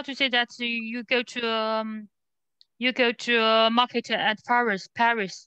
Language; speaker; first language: English; non-native, learner; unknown